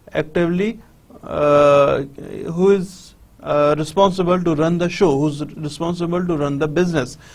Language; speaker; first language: English; non-native, local second language; Urdu